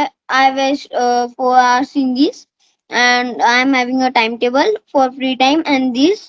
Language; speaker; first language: English; non-native, learner; Marathi